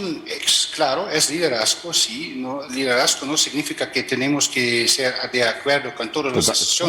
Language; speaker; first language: Spanish; non-native, fluent; German